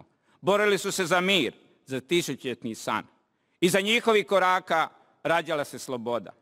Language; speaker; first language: Bosnian; native; Bosnian